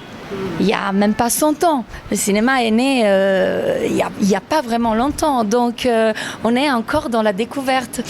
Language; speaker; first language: French; non-native, fluent; Italian